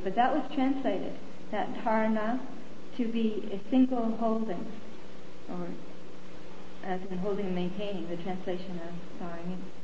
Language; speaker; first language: English; native; English